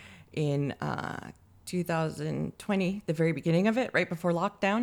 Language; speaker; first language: English; native; English